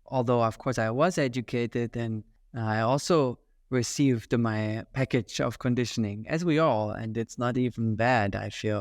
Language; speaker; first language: English; non-native, fluent; German